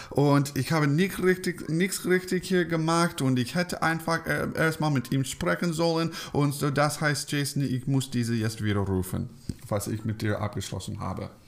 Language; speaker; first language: German; non-native, fluent; English